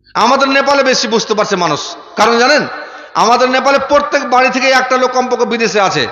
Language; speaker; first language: Bangla; non-native, fluent; Urdu